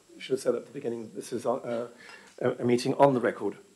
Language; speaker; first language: English; native; English